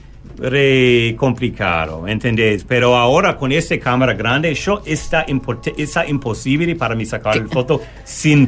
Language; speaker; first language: Spanish; non-native, learner; English